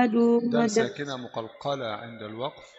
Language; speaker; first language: Arabic; non-native, fluent; Indonesian